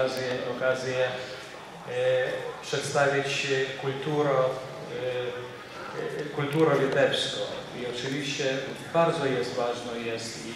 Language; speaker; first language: Polish; non-native, fluent; Lithuanian